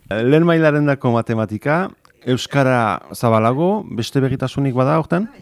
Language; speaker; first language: Basque; native; Basque